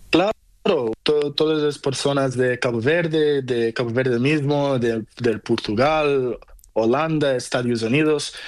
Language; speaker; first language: Spanish; non-native, learner; Portuguese